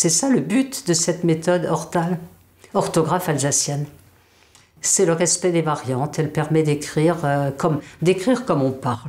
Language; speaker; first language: French; native; French